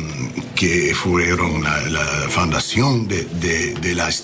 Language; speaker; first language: Spanish; non-native, learner; English